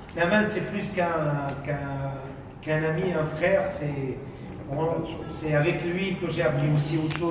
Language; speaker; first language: French; non-native, local second language; Arabic